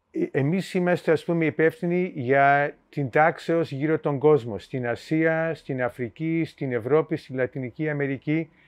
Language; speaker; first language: Greek; early bilingual, heritage; Greek